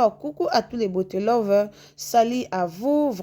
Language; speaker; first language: French; non-native, local second language; Lingala